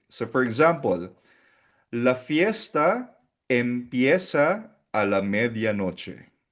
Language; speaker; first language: Spanish; non-native, fluent; Filipino